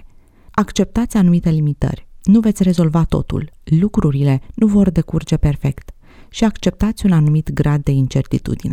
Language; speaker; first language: Romanian; native; Romanian